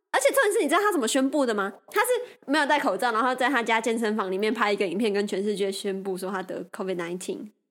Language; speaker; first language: Chinese; native; Chinese